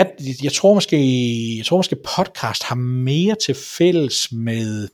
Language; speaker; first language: Danish; native; Danish